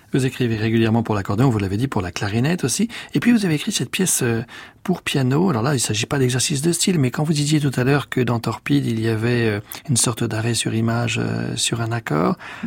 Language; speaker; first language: French; native; French